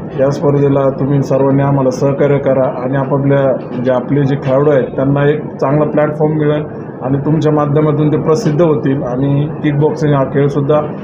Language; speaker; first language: Hindi; native; Hindi